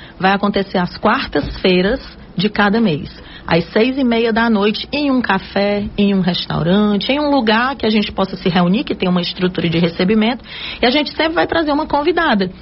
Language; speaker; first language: Portuguese; native; Portuguese